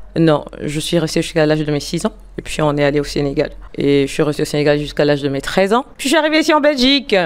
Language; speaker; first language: French; non-native, local second language; Lingala